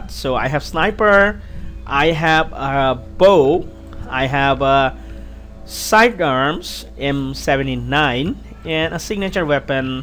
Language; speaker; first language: English; non-native, fluent; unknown